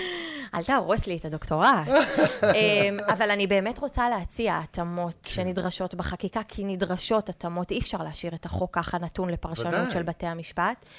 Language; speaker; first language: Hebrew; native; Hebrew